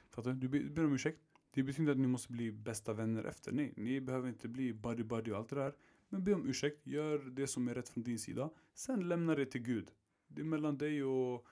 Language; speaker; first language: Swedish; early bilingual, other home language; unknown